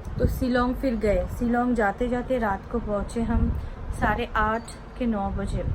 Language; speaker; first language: Hindi; non-native, local second language; Bangla